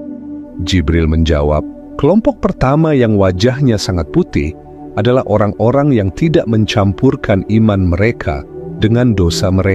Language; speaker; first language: Indonesian; native; Indonesian